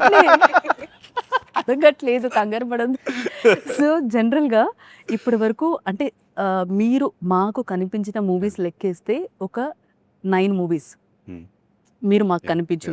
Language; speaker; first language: Telugu; native; Telugu